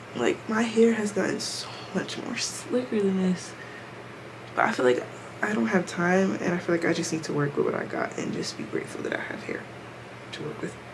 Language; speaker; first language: English; native; English